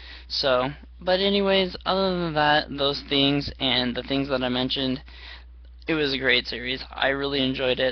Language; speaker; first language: English; native; English